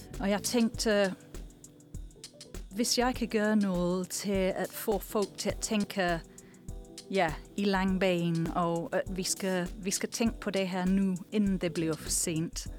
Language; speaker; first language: Danish; non-native, fluent; English